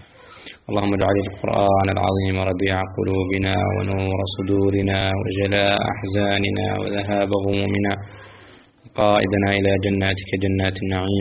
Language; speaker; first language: Arabic; native; Arabic